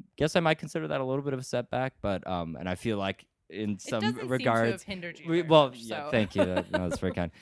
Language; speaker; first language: English; native; English